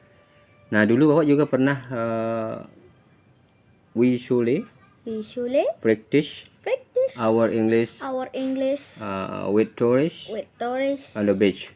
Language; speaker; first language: English; non-native, learner; Balinese